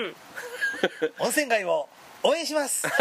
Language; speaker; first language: Japanese; native; Japanese